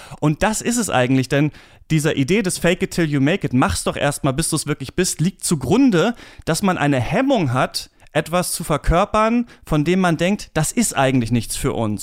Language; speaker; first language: German; native; German